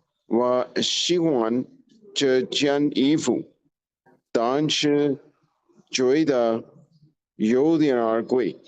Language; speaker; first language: Chinese; non-native, learner; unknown